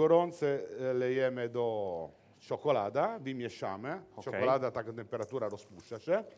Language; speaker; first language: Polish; non-native, learner; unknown